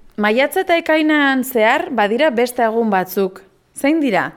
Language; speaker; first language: Basque; native; Basque